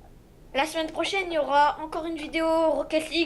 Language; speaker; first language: French; native; French